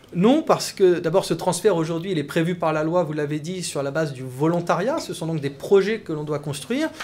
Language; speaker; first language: French; native; French